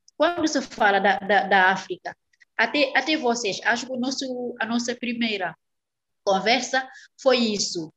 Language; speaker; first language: Portuguese; non-native, fluent; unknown